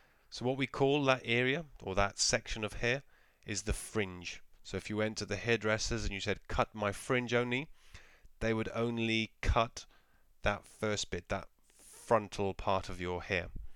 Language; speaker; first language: English; native; English